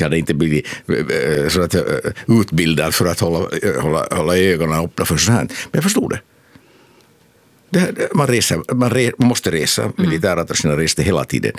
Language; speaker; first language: Swedish; non-native, local second language; Finnish